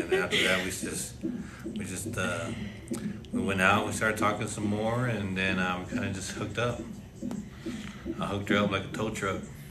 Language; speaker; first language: English; early bilingual, other home language; Spanish